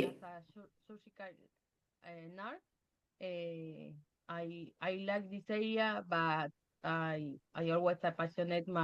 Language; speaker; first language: English; non-native, learner; Spanish